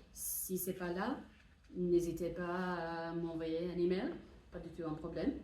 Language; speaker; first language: French; non-native, fluent; English